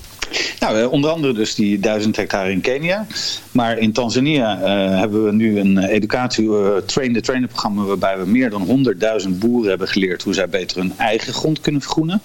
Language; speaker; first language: Dutch; native; Dutch